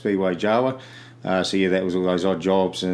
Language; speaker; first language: English; native; English